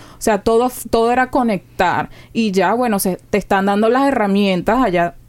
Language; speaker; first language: Spanish; native; Spanish